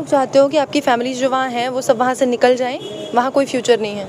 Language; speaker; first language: Hindi; native; Hindi